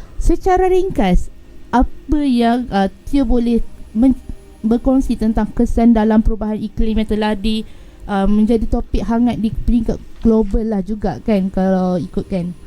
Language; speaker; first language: Malay; native; Malay